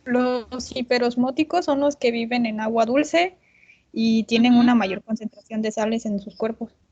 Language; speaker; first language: Spanish; native; Spanish